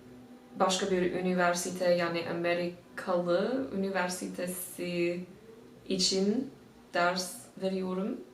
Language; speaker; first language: Turkish; non-native, learner; English